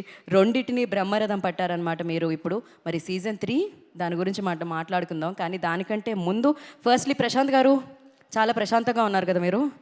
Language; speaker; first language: Telugu; native; Telugu